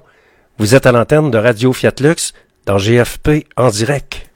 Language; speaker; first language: French; native; French